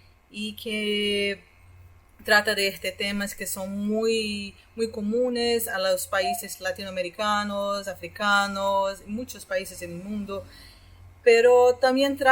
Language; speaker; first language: Spanish; non-native, fluent; Portuguese